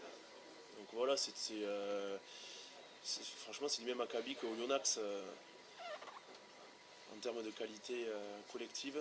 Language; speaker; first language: French; native; French